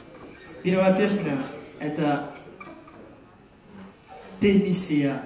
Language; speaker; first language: Russian; non-native, fluent; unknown